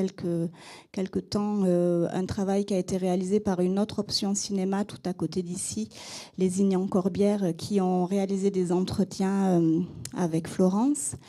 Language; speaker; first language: French; native; French